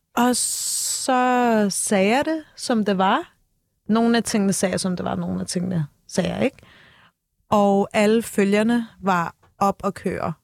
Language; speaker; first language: Danish; early bilingual, other home language; Turkish